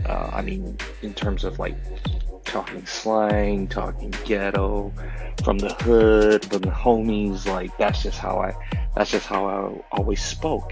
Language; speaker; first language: English; early bilingual, other home language; Chinese